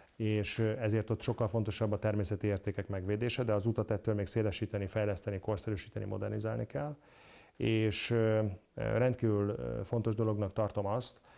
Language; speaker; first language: Hungarian; native; Hungarian